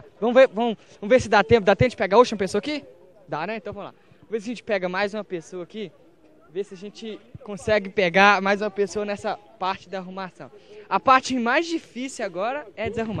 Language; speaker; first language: Portuguese; native; Portuguese